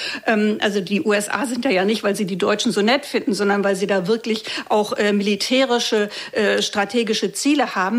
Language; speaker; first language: German; native; German